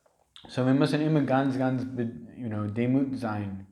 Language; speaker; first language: German; non-native, learner; English